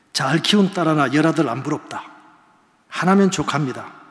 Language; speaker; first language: Korean; native; Korean